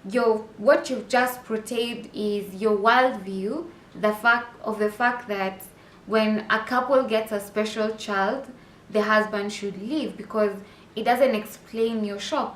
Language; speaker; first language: English; non-native, local second language; Swahili